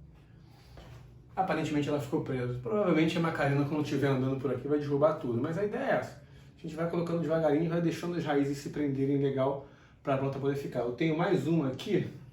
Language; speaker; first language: Portuguese; native; Portuguese